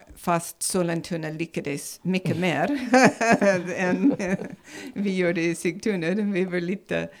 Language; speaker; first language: Swedish; non-native, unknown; English